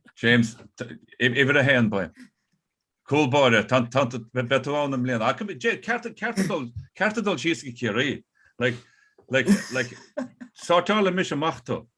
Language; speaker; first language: Irish; native; Irish